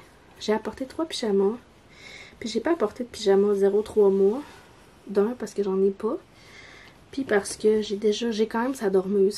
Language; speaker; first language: French; native; French